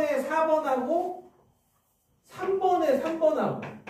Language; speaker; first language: Korean; native; Korean